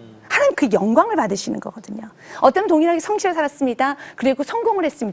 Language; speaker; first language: Korean; native; Korean